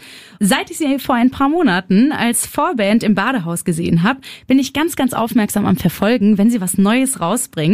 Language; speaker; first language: German; native; German